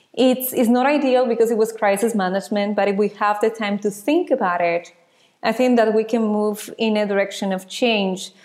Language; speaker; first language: English; non-native, fluent; Spanish